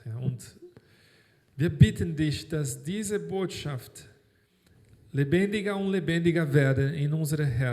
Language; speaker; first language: German; non-native, fluent; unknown